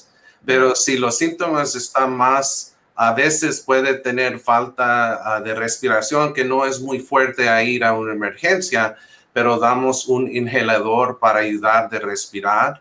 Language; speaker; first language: Spanish; early bilingual, heritage; English